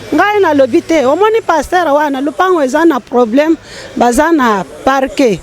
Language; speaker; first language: Lingala; non-native, local second language; Swahili